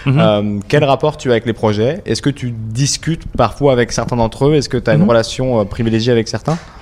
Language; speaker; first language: French; native; French